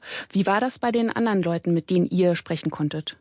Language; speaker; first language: German; native; German